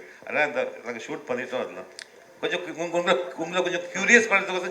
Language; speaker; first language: Tamil; early bilingual, heritage; Tamil